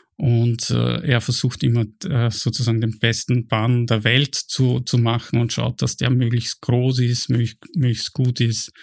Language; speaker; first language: German; native; German